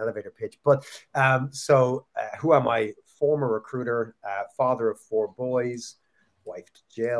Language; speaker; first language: English; native; English